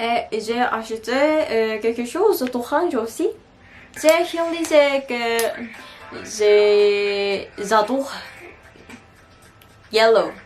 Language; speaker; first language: French; non-native, learner; Korean